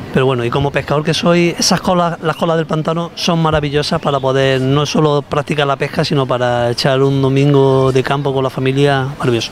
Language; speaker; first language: Spanish; native; Spanish